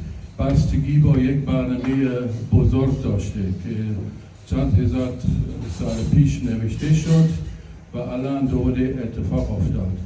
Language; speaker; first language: Persian; non-native, fluent; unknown